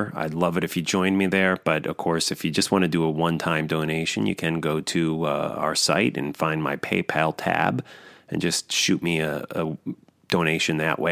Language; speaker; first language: English; native; English